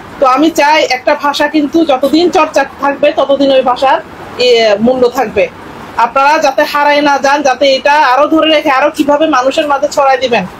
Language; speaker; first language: Bangla; non-native, local second language; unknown